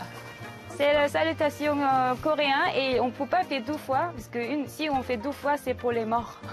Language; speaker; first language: French; non-native, fluent; Korean